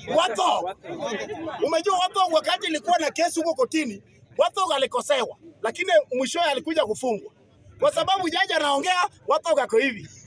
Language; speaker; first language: Swahili; non-native, local second language; Luo (Kenya and Tanzania)